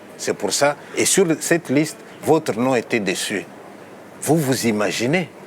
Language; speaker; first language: French; non-native, local second language; Luba-Lulua